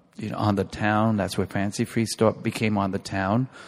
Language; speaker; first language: English; native; English